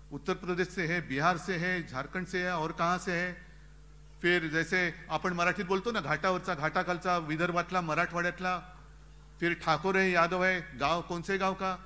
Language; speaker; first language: Hindi; non-native, local second language; Marathi